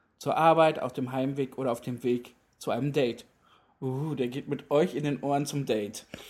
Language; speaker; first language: German; native; German